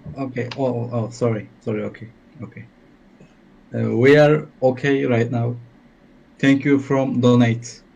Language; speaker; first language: English; non-native, learner; Turkish